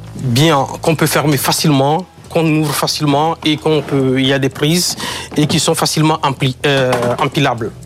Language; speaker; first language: French; non-native, local second language; Ewe